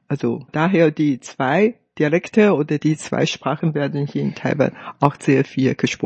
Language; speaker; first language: German; non-native, fluent; Hakka Chinese